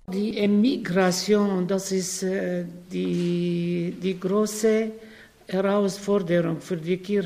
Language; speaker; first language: German; non-native, learner; Arabic